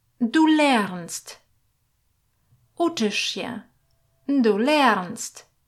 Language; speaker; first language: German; non-native, fluent; Polish